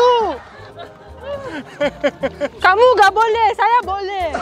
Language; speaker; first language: Indonesian; non-native, learner; Russian